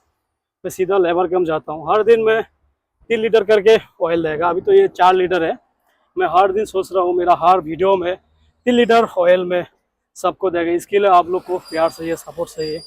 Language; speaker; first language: Hindi; non-native, local second language; Rangpuri